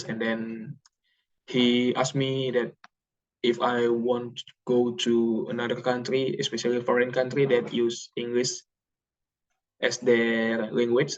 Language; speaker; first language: English; non-native, learner; Indonesian